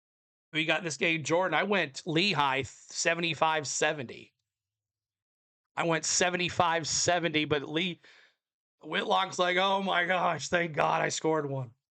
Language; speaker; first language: English; native; English